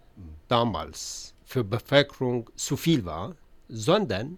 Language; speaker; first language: German; non-native, learner; Persian